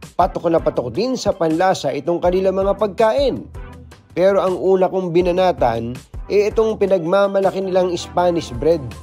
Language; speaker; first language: Filipino; native; Filipino